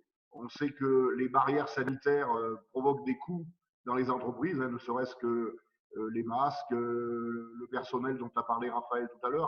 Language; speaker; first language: French; native; French